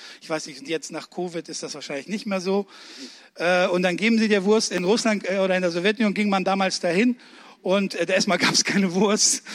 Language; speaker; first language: German; early bilingual, other home language; Russian